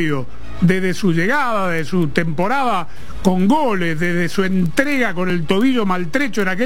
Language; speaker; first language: Spanish; native; Spanish